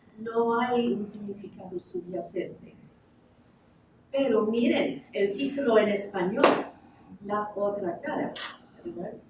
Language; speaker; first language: Spanish; non-native, fluent; English